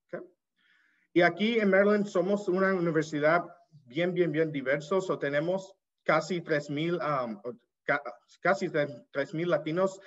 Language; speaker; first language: Spanish; early bilingual, heritage; Spanish